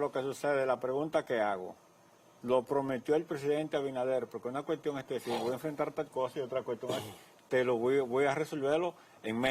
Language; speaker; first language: Spanish; native; Spanish